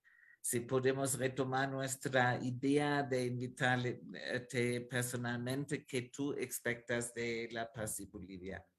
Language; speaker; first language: Spanish; non-native, fluent; German